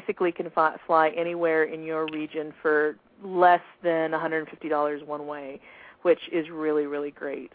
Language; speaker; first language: English; native; English